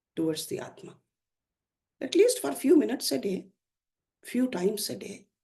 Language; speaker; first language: English; non-native, local second language; Hindi